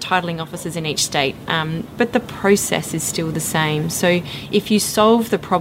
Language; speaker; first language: English; native; English